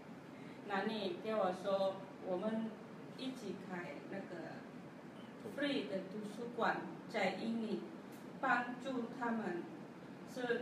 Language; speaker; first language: Chinese; non-native, learner; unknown